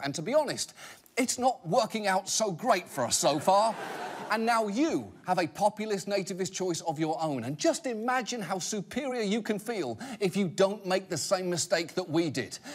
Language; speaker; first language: English; native; English